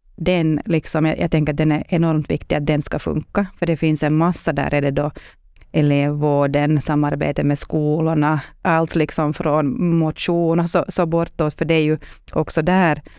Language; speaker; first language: Swedish; non-native, local second language; Finnish